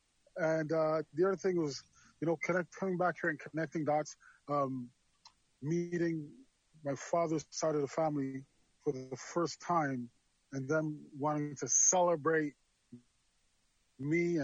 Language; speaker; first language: English; native; English